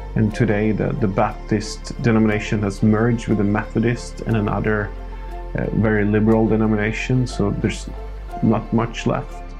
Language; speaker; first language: English; non-native, fluent; Swedish